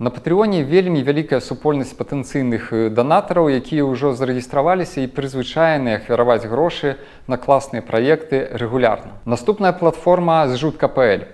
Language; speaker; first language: Belarusian; non-native, local second language; Russian